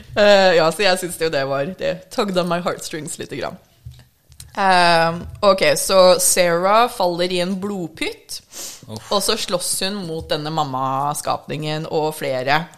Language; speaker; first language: Norwegian; early bilingual, other home language; English